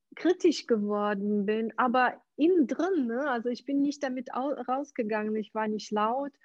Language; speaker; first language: German; non-native, fluent; Ukrainian